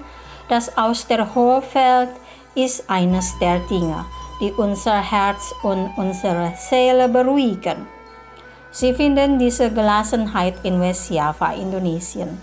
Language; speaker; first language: German; non-native, fluent; Indonesian